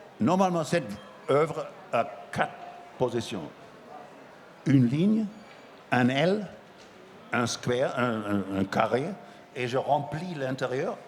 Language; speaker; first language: French; non-native, fluent; German